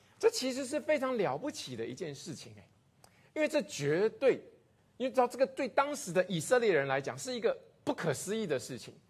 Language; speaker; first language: Chinese; native; Chinese